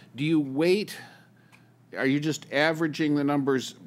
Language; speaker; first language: English; native; English